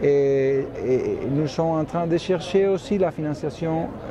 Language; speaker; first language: French; non-native, fluent; Spanish